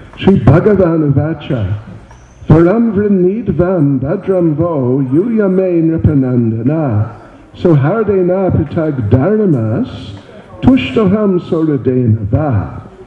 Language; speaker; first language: Russian; non-native, learner; English